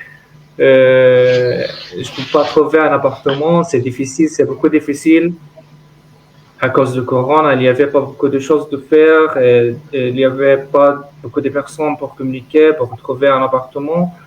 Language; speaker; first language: French; non-native, learner; Arabic